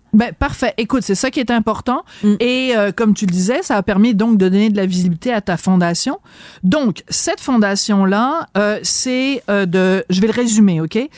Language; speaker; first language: French; native; French